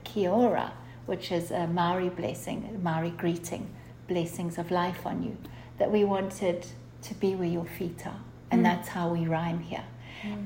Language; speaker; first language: English; native; English